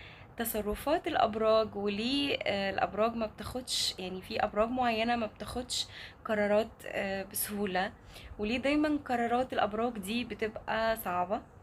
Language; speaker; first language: Arabic; native; Arabic